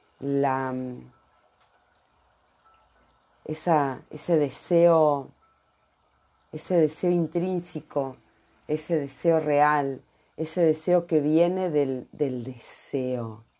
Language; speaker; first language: Spanish; native; Spanish